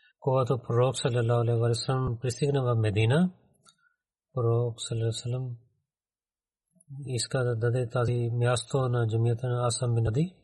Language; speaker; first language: Bulgarian; non-native, fluent; Urdu